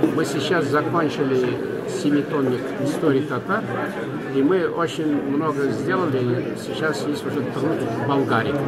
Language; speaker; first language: Russian; non-native, local second language; Tatar